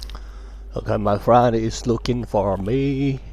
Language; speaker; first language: English; non-native, local second language; Tibetan